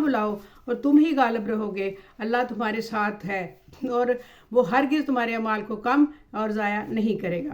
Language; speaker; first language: Urdu; native; Urdu